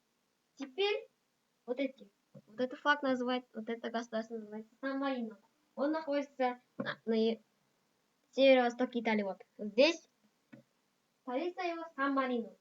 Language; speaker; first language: Russian; non-native, local second language; Kazakh